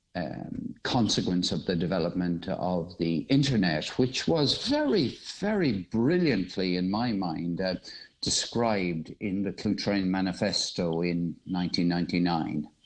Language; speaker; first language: English; native; English